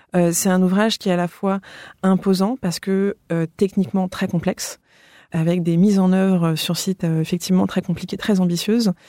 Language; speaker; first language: French; native; French